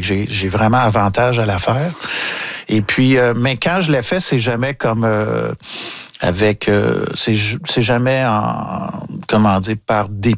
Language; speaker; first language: French; native; French